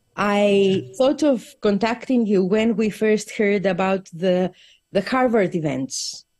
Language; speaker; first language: English; non-native, fluent; Greek